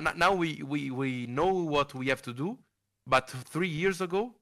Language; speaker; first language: English; non-native, fluent; Italian